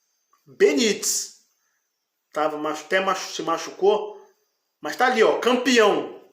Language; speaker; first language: Portuguese; native; Portuguese